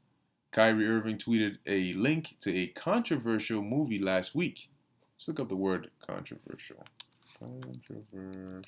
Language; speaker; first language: English; native; English